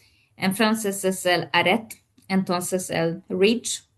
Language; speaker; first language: Spanish; non-native, fluent; Hungarian